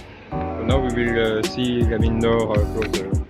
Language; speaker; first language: English; non-native, learner; French